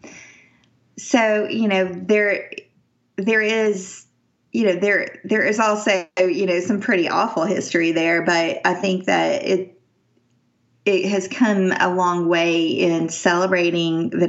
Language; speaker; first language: English; native; English